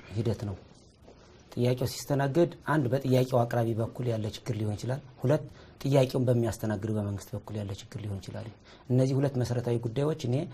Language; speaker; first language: Amharic; native; Amharic